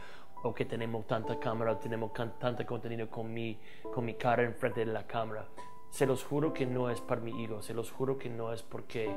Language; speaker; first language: Spanish; non-native, fluent; English